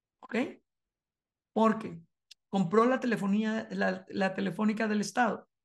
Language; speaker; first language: Spanish; native; Spanish